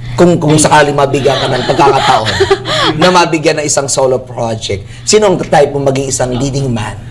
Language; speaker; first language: Filipino; native; Filipino